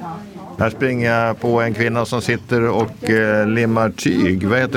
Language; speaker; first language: Swedish; native; Swedish